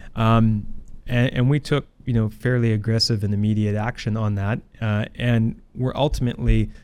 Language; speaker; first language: English; native; English